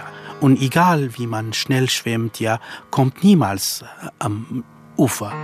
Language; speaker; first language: German; non-native, fluent; Kurdish